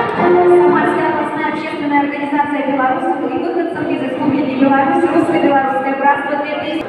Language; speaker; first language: Russian; native; Russian